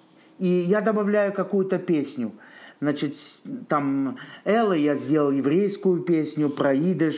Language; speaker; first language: Russian; native; Russian